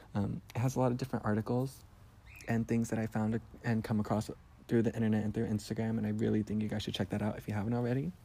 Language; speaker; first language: English; early bilingual, other home language; Spanish